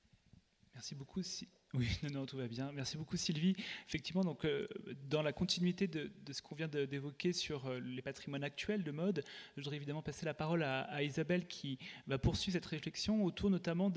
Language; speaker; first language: French; native; French